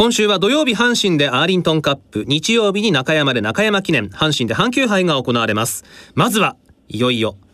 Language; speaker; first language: Japanese; native; Japanese